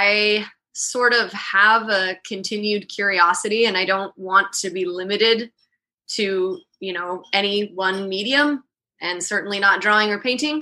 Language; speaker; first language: English; native; English